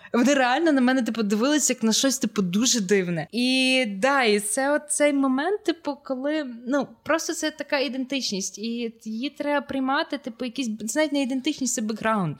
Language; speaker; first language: Ukrainian; native; Ukrainian